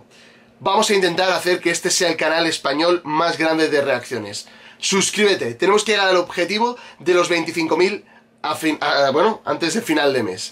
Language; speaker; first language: Spanish; native; Spanish